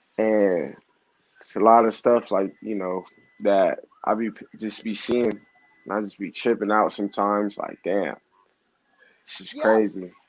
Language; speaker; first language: English; native; English